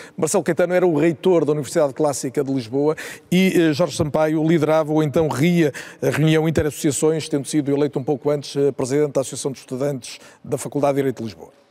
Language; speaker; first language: Portuguese; native; Portuguese